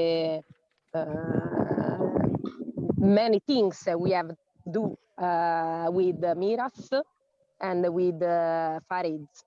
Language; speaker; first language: English; non-native, learner; Italian